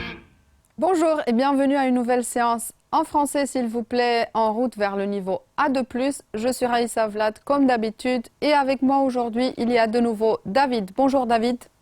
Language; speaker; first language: French; non-native, fluent; Romanian